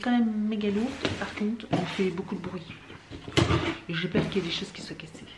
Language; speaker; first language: French; native; French